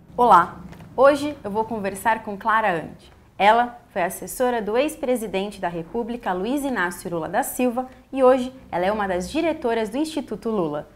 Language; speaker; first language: Portuguese; native; Portuguese